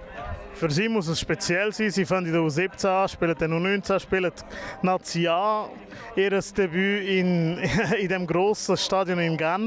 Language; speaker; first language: German; native; German